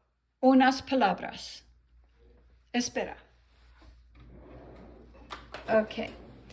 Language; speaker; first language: Spanish; non-native, fluent; English